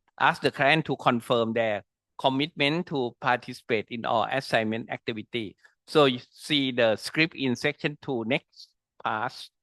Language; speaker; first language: English; non-native, learner; Thai